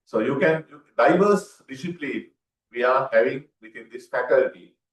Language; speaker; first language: English; non-native, local second language; Sinhala